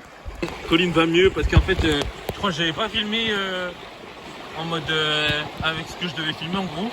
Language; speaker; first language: French; native; French